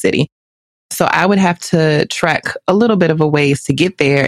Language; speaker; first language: English; native; English